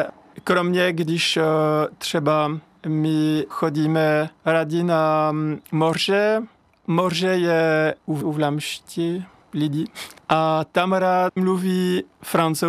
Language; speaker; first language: Czech; non-native, fluent; French